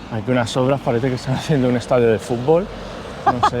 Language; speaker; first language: Spanish; native; Spanish